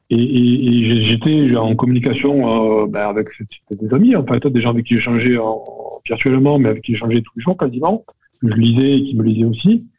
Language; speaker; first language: French; native; French